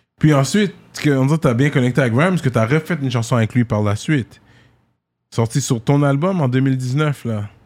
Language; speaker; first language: French; native; French